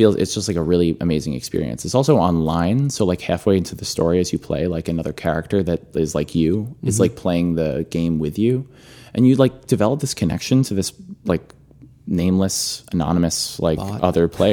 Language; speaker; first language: English; native; English